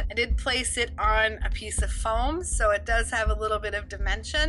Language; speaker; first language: English; native; English